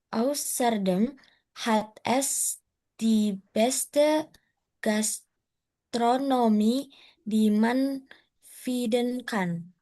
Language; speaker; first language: German; non-native, learner; Indonesian